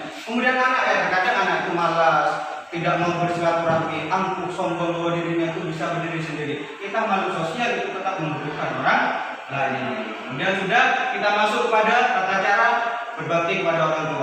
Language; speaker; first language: Indonesian; native; Indonesian